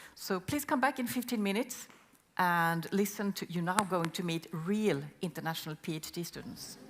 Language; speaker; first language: English; non-native, fluent; Swedish